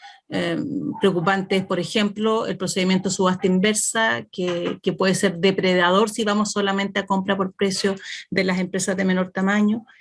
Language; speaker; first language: Spanish; native; Spanish